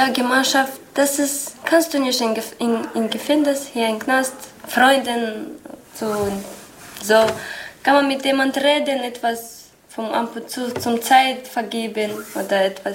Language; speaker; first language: German; non-native, learner; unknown